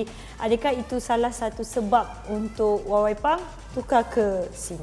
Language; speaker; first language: Malay; native; Malay